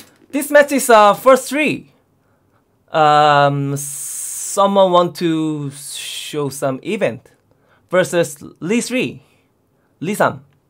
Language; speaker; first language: English; non-native, learner; Korean